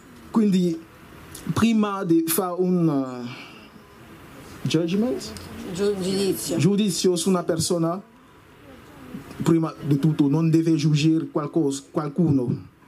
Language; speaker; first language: Italian; non-native, learner; French